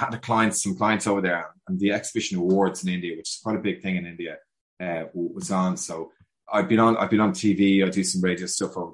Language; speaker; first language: English; native; English